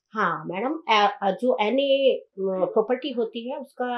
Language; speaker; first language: Hindi; native; Hindi